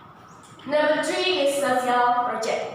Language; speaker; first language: English; non-native, learner; Indonesian